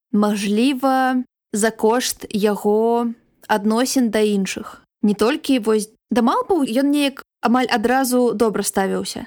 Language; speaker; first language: Belarusian; non-native, local second language; Russian